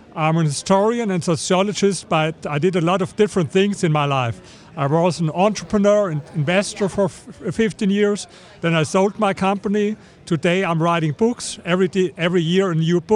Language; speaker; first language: English; non-native, fluent; German